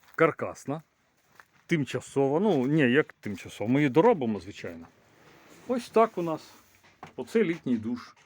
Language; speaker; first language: Ukrainian; native; Ukrainian